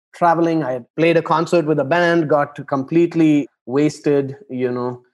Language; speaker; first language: English; non-native, local second language; Tamil